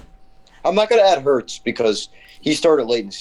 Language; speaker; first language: English; native; English